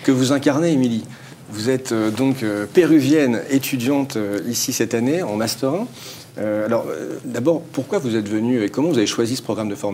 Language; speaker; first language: French; native; French